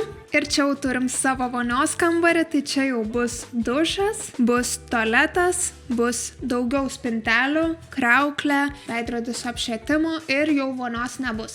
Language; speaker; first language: Lithuanian; native; Lithuanian